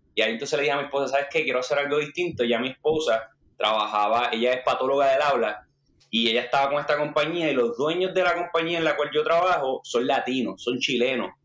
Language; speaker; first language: Spanish; native; Spanish